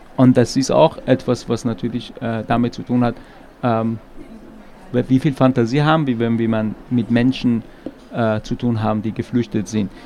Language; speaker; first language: German; non-native, fluent; Persian